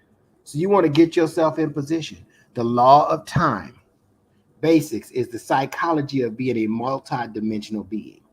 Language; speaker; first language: English; native; English